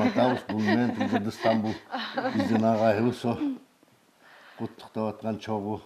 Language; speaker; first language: Kyrgyz; native; Kyrgyz